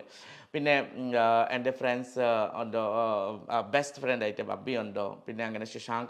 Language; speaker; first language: Malayalam; non-native, learner; Assamese